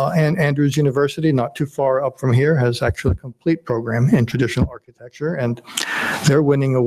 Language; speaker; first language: English; native; English